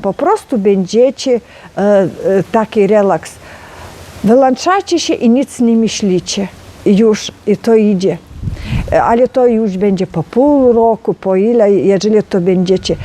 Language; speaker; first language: Polish; non-native, learner; Ukrainian